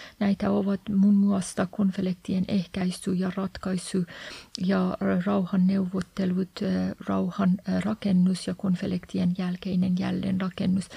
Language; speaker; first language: Finnish; non-native, fluent; Persian